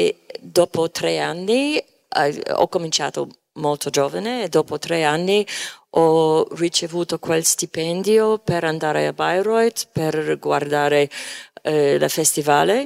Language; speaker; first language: Italian; non-native, fluent; English